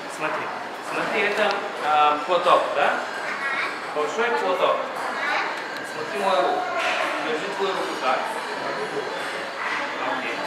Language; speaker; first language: Russian; non-native, learner; Bulgarian